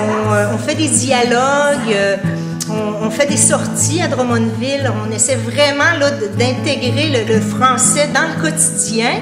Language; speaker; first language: French; native; French